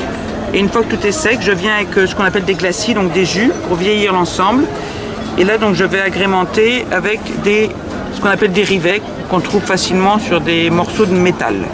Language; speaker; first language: French; native; French